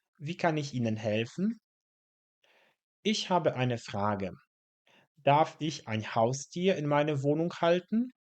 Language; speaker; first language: German; non-native, fluent; Polish